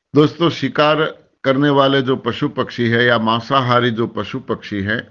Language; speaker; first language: Hindi; non-native, local second language; Gujarati